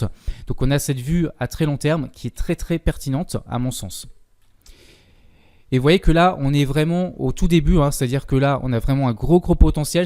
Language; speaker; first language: French; native; French